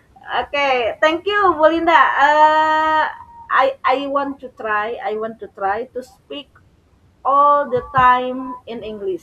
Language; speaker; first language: English; non-native, learner; Indonesian